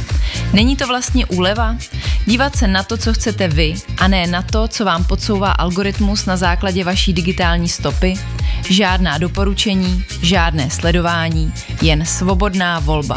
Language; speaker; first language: Czech; native; Czech